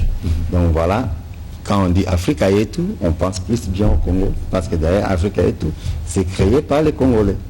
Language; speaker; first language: French; non-native, local second language; Lingala